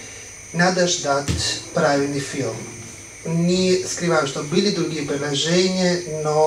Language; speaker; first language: Russian; non-native, fluent; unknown